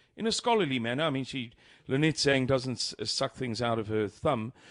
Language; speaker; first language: English; native; English